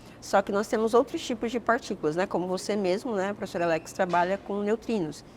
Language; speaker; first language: Portuguese; native; Portuguese